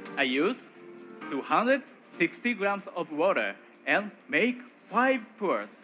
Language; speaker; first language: English; non-native, learner; Japanese